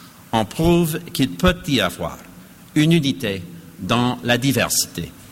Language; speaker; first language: French; non-native, fluent; English